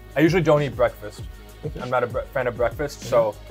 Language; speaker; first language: English; native; English